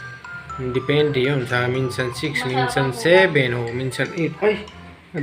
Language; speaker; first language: Filipino; non-native, learner; Punjabi